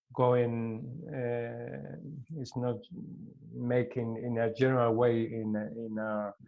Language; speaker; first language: English; non-native, learner; Spanish